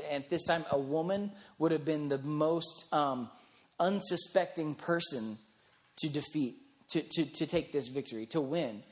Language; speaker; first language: English; native; English